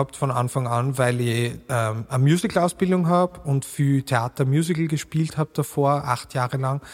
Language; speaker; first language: German; native; German